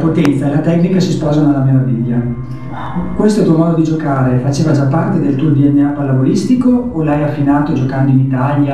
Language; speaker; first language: Italian; native; Italian